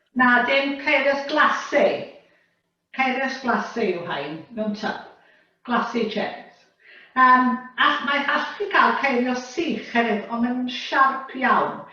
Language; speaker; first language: Welsh; native; Welsh